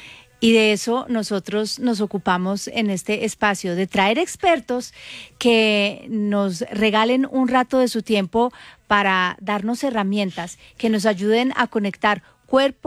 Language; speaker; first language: Spanish; native; Spanish